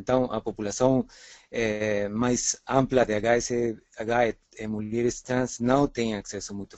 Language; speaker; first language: Portuguese; non-native, fluent; Spanish